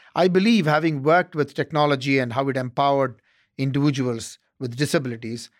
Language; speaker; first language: English; non-native, local second language; Tamil